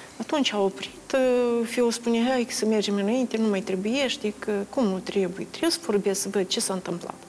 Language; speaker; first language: Romanian; native; Romanian